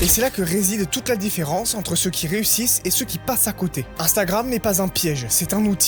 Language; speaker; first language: French; native; French